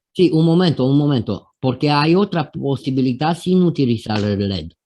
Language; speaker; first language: Spanish; non-native, fluent; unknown